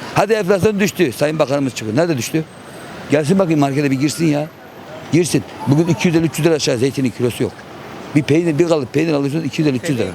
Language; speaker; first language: Turkish; native; Turkish